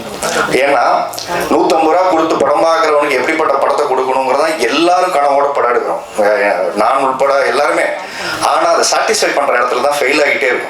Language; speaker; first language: Tamil; native; Tamil